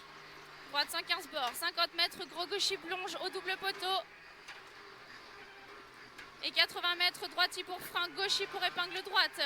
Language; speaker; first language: French; native; French